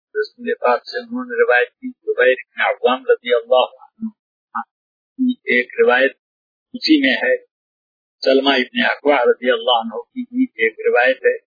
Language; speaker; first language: Urdu; native; Urdu